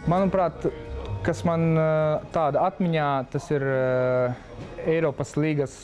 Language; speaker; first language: Latvian; non-native, local second language; Russian